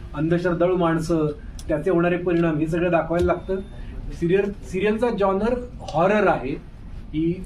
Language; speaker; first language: Marathi; native; Marathi